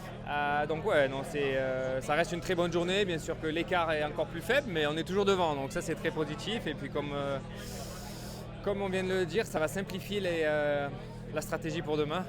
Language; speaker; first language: French; native; French